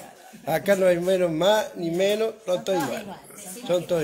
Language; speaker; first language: Spanish; native; Spanish